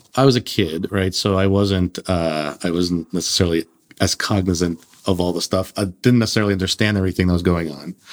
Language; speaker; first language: English; early bilingual, other home language; Russian